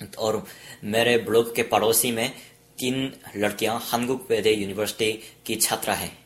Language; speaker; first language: Hindi; non-native, fluent; Korean